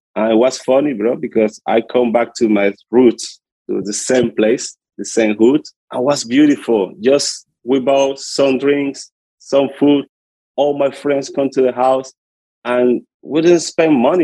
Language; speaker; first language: English; non-native, learner; Spanish